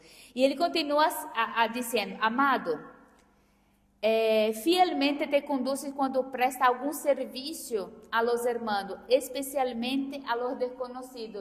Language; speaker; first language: Spanish; non-native, fluent; Portuguese